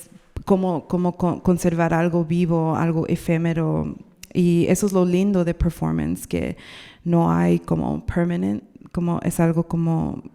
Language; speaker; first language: Spanish; non-native, learner; English